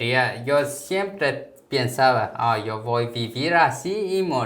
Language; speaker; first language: Spanish; non-native, fluent; Korean